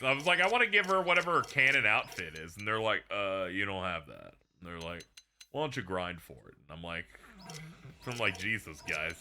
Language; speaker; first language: English; native; English